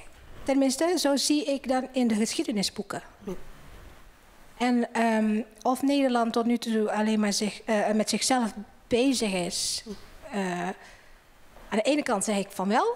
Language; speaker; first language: Dutch; non-native, fluent; Indonesian